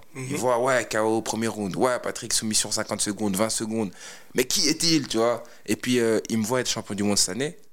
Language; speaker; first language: French; native; French